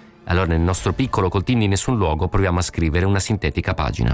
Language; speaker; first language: Italian; native; Italian